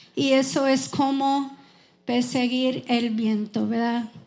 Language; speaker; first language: Spanish; non-native, fluent; English